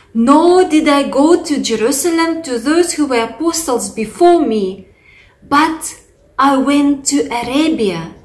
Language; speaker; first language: English; non-native, fluent; Russian